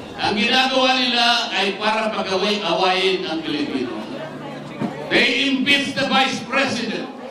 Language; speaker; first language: Filipino; native; Filipino